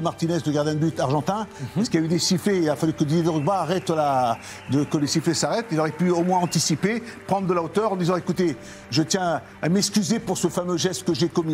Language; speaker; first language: French; native; French